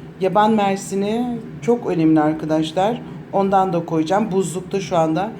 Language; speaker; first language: Turkish; native; Turkish